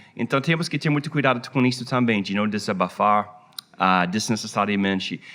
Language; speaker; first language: Portuguese; non-native, fluent; English